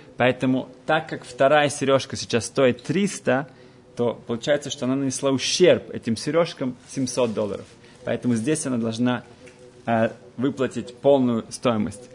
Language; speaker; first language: Russian; early bilingual, heritage; Russian